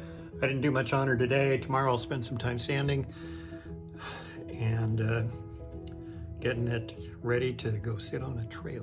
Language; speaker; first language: English; native; English